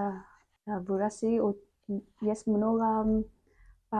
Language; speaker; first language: Russian; non-native, learner; Vietnamese